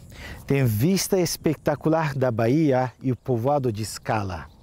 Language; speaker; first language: Portuguese; non-native, fluent; Turkish